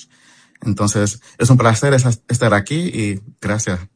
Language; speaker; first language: Spanish; early bilingual, heritage; English